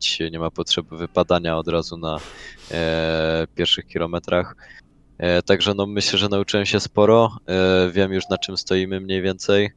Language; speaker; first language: Polish; native; Polish